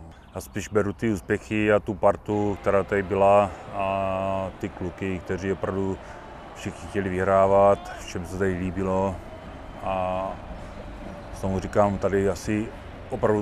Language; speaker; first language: Czech; native; Czech